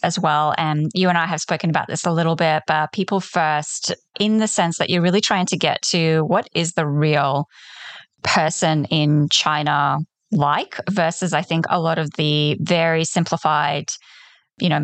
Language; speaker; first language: English; non-native, fluent; Polish